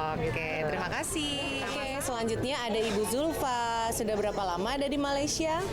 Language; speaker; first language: Indonesian; native; Indonesian